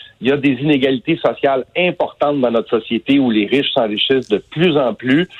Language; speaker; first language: French; native; French